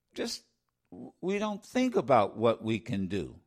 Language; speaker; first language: English; native; English